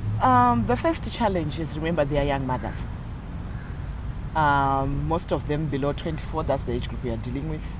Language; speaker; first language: English; non-native, local second language; Shona